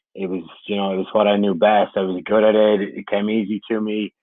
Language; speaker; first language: English; native; English